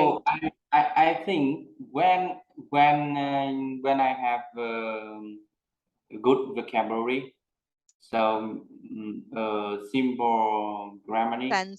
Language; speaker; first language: English; non-native, learner; Vietnamese